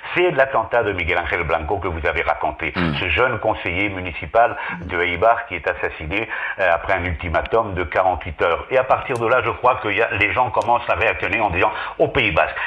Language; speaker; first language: French; native; French